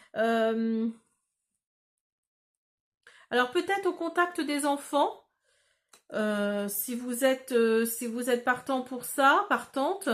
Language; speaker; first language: French; native; French